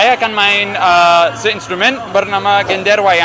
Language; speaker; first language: Indonesian; non-native, learner; English